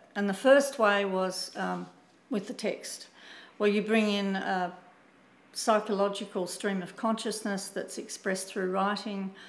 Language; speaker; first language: English; native; English